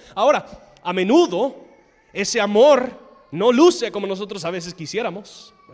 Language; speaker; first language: Spanish; non-native, fluent; English